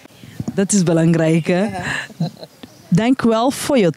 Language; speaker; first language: Dutch; non-native, learner; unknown